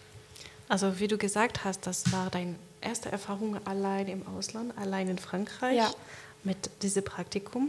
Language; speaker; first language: German; non-native, learner; French